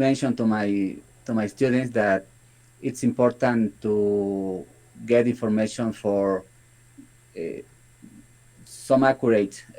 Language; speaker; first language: English; non-native, learner; Spanish